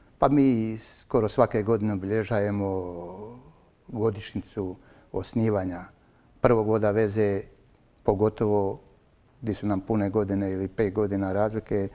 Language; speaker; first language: Croatian; native; Croatian